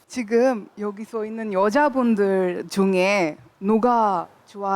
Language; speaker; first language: Korean; non-native, learner; Tamil